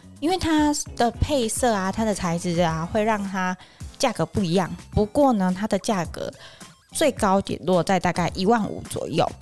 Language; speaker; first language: Chinese; native; Chinese